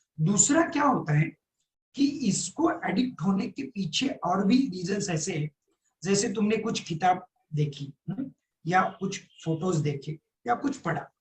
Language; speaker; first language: Hindi; non-native, local second language; Marathi